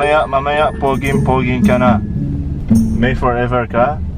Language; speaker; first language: Filipino; non-native, learner; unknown